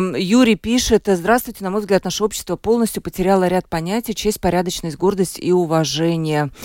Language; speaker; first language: Russian; native; Russian